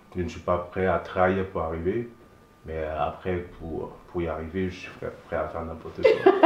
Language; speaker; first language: French; non-native, local second language; Haitian Creole